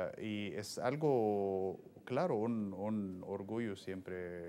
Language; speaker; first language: Spanish; non-native, fluent; Arabic